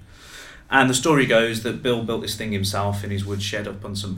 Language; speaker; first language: English; native; English